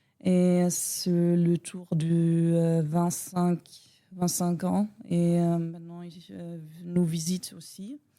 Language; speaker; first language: French; non-native, learner; German